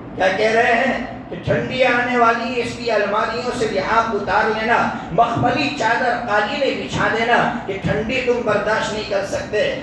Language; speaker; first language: Urdu; non-native, local second language; Gujarati